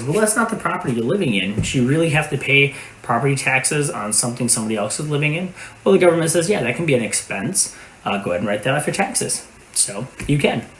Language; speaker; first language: English; native; English